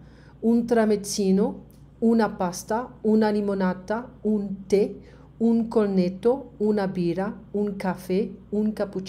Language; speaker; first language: Italian; non-native, learner; French